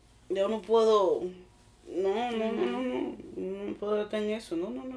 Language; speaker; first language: Spanish; early bilingual, heritage; Spanish